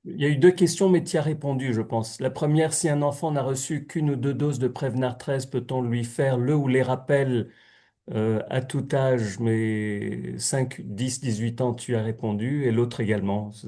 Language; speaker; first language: French; native; French